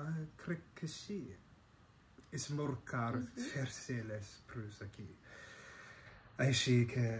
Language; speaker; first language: Catalan; non-native, learner; English